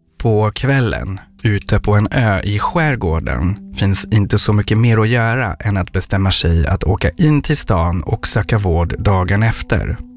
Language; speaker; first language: Swedish; non-native, fluent; French